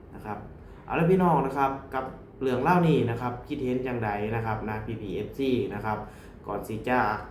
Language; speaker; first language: Thai; native; Thai